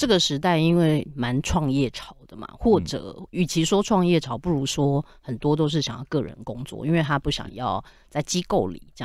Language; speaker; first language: Chinese; native; Chinese